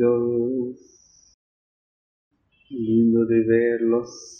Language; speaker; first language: Spanish; non-native, fluent; French